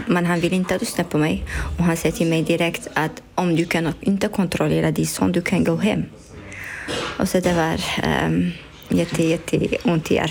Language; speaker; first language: Swedish; non-native, learner; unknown